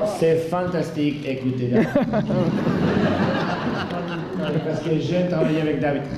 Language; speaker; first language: French; non-native, learner; Spanish